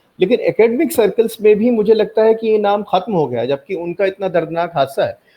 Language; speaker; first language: Hindi; native; Hindi